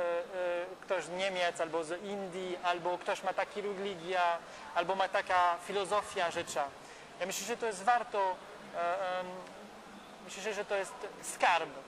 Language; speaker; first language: Polish; non-native, learner; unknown